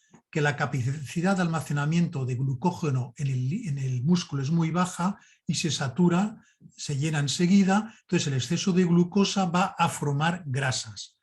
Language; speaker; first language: Spanish; native; Spanish